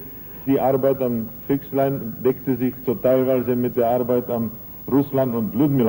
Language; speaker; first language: German; non-native, fluent; Czech